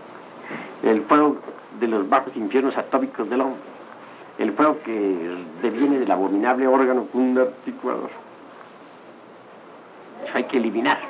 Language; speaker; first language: Spanish; native; Spanish